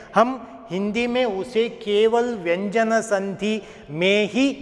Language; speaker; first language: Hindi; non-native, local second language; Kannada